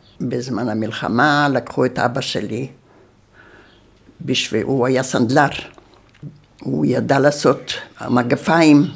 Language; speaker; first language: Hebrew; early bilingual, other home language; Yiddish